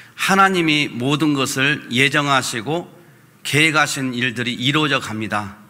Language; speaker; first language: Korean; native; Korean